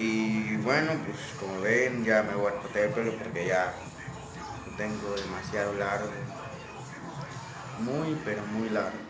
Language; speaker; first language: Spanish; native; Spanish